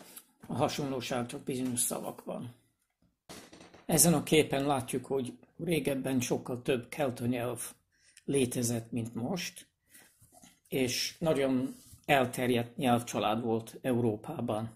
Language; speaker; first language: Hungarian; non-native, fluent; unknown